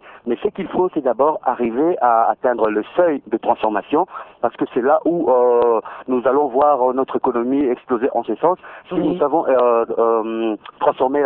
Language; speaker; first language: French; non-native, local second language; Luba-Lulua